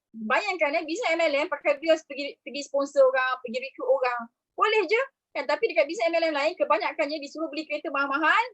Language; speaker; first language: Malay; native; Malay